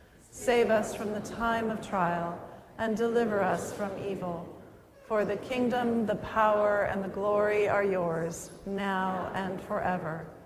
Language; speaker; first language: English; native; English